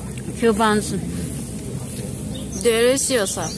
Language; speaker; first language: Spanish; non-native, learner; Japanese